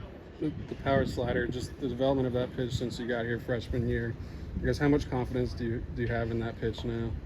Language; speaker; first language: English; native; English